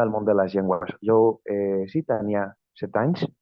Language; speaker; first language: Catalan; non-native, fluent; Spanish